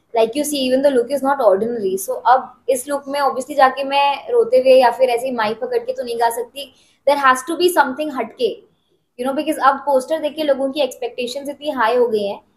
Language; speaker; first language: Hindi; native; Hindi